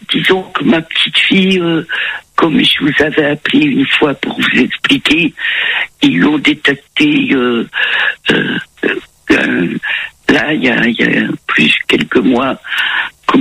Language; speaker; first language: French; native; French